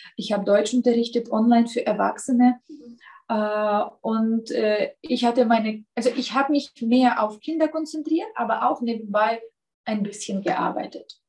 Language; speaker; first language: German; non-native, fluent; Russian